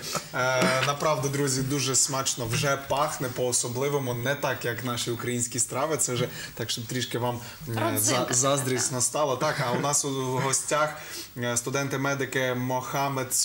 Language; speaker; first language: Ukrainian; native; Ukrainian